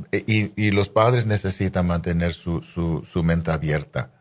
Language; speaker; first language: Spanish; non-native, fluent; English